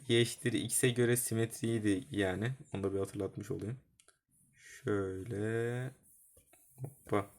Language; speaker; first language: Turkish; native; Turkish